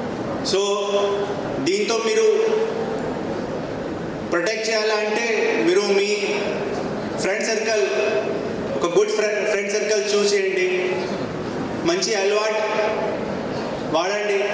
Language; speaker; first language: Telugu; non-native, fluent; Hindi